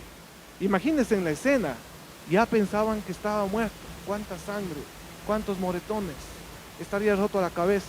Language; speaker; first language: Spanish; native; Spanish